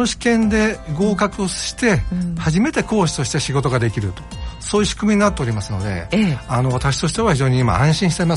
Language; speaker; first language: Japanese; native; Japanese